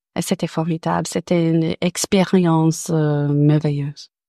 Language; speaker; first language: French; non-native, learner; English